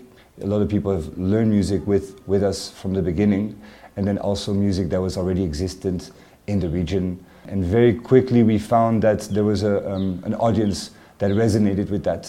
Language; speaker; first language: English; non-native, fluent; French